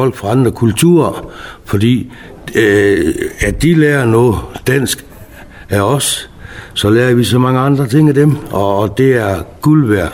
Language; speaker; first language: Danish; native; Danish